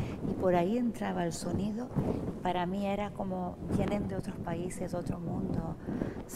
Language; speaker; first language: Spanish; native; Spanish